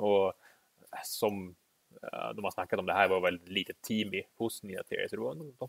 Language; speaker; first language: Swedish; native; Swedish